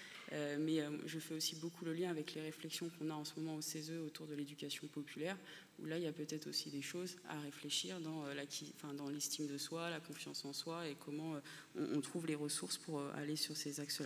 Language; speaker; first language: French; native; French